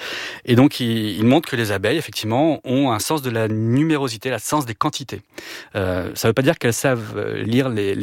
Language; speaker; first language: French; native; French